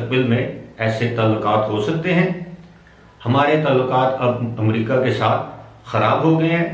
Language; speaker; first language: Urdu; native; Urdu